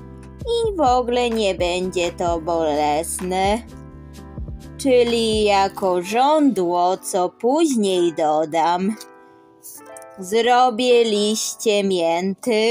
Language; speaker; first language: Polish; early bilingual, heritage; Polish